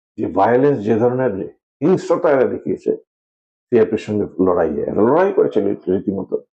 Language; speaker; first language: Bangla; non-native, local second language; Manipuri